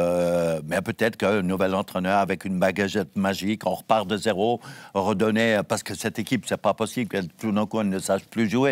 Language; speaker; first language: French; native; French